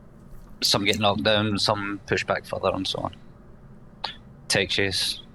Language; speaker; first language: English; native; English